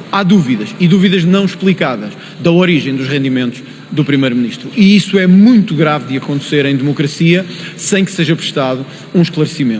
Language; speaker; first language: Portuguese; native; Portuguese